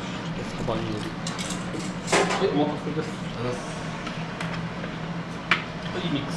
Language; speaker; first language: Japanese; native; Japanese